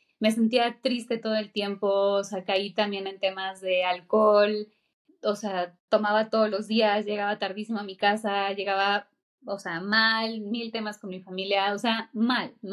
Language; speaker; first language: Spanish; native; Spanish